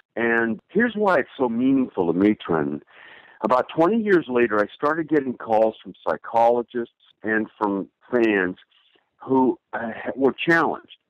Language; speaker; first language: English; native; English